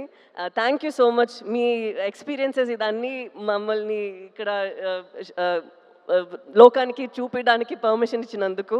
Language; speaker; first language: Telugu; non-native, local second language; Tamil